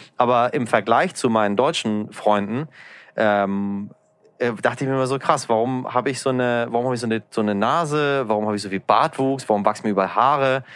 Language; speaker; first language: German; early bilingual, other home language; Persian